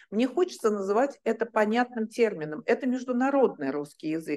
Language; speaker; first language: Russian; native; Russian